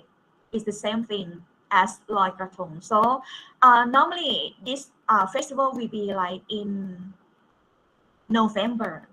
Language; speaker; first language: English; non-native, fluent; Thai